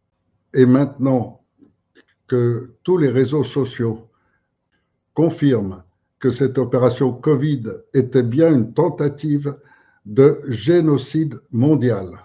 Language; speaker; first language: French; native; French